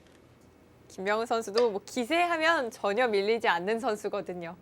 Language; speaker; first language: Korean; native; Korean